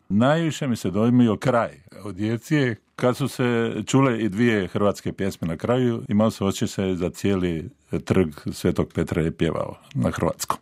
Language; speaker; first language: Croatian; native; Croatian